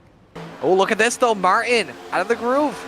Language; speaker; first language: English; native; English